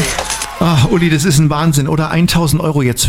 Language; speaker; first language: German; native; German